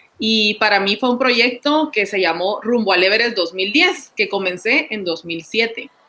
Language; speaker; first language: Spanish; native; Spanish